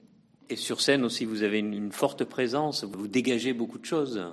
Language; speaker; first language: French; native; French